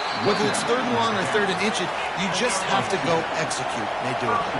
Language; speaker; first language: English; native; English